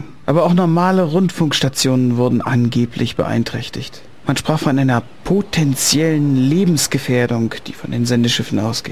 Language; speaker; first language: German; native; German